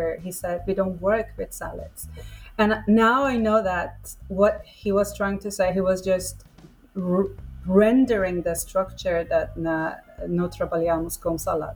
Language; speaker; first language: English; non-native, fluent; Persian